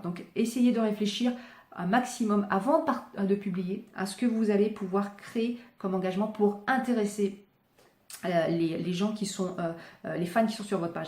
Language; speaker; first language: French; native; French